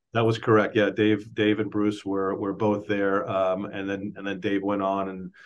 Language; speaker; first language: English; native; English